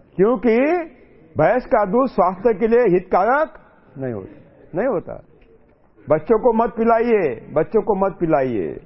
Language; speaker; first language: Hindi; non-native, local second language; Marathi